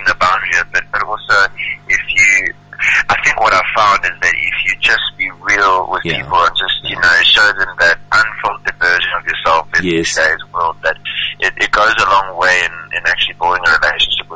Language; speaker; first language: English; native; English